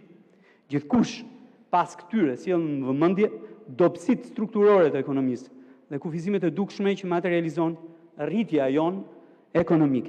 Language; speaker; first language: Albanian; native; Albanian